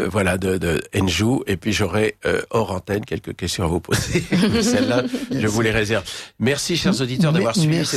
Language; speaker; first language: French; native; French